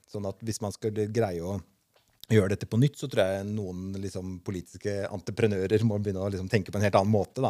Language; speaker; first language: Norwegian; native; Norwegian